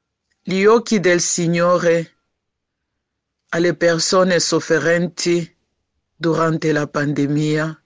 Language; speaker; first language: Italian; non-native, learner; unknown